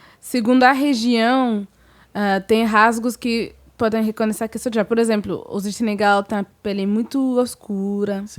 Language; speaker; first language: Portuguese; non-native, fluent; French